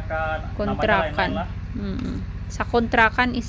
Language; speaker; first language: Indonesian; non-native, learner; Filipino